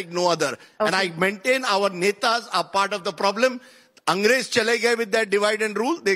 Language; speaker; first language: English; non-native, local second language; Konkani